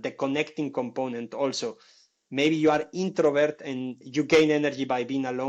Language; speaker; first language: English; non-native, fluent; Spanish